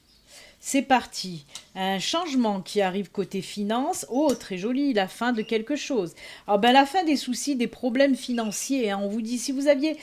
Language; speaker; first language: French; native; French